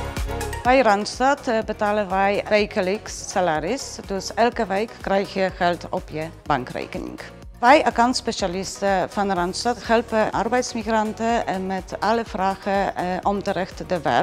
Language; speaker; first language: Dutch; non-native, fluent; Polish